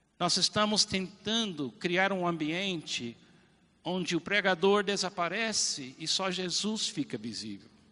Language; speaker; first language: Portuguese; non-native, fluent; English